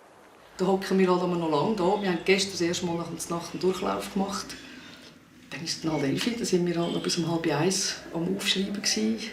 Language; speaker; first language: German; native; German